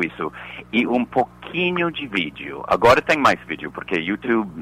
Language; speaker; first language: Portuguese; non-native, fluent; English